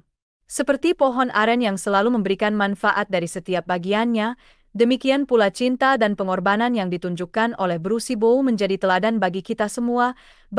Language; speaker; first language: Indonesian; native; Indonesian